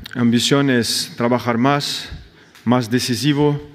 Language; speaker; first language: Spanish; non-native, fluent; French